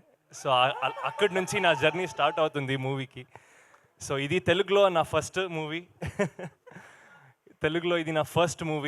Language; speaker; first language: Telugu; non-native, learner; Kannada